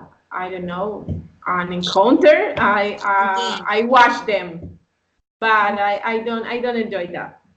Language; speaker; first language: English; non-native, learner; Spanish